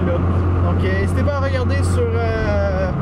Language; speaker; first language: French; native; French